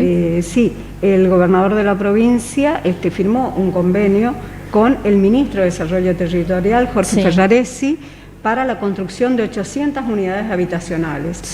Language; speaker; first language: Spanish; native; Spanish